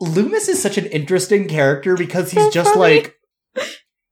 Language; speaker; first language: English; native; English